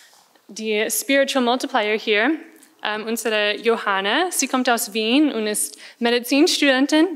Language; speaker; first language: German; non-native, fluent; English